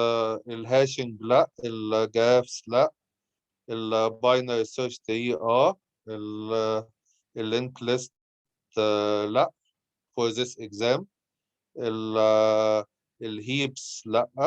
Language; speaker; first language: Arabic; native; Arabic